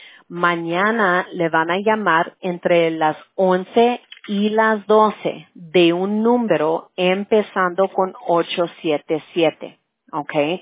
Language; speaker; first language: Spanish; early bilingual, heritage; English